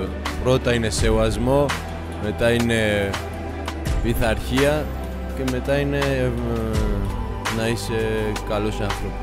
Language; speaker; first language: Greek; non-native, fluent; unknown